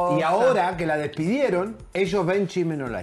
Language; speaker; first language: Spanish; native; Spanish